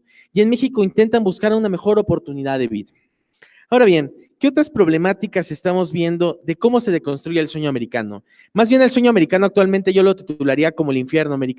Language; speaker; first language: Spanish; native; Spanish